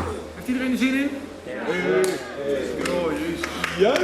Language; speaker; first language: Dutch; non-native, fluent; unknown